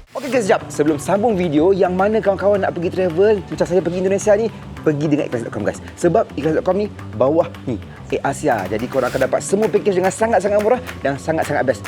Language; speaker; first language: Malay; native; Malay